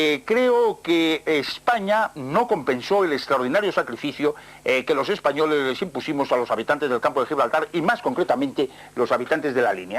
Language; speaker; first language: Spanish; native; Spanish